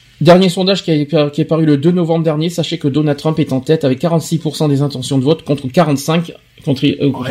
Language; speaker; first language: French; native; French